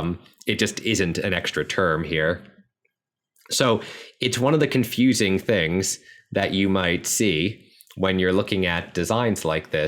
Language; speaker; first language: English; native; English